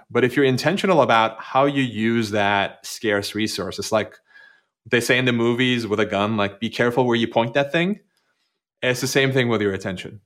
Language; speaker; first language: English; non-native, fluent; Turkish